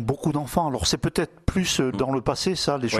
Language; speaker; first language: French; native; French